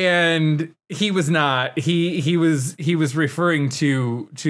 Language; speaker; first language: English; native; English